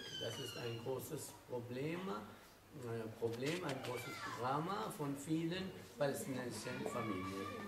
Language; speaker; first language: German; non-native, fluent; Arabic